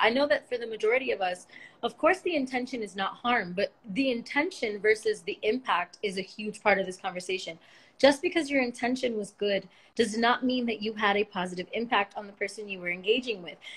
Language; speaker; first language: English; early bilingual, other home language; Spanish